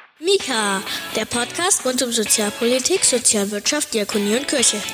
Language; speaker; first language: German; native; German